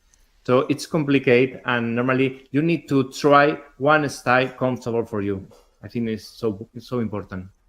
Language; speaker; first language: English; non-native, learner; Spanish